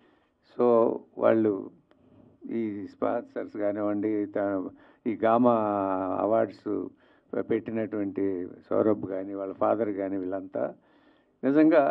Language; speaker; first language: Telugu; native; Telugu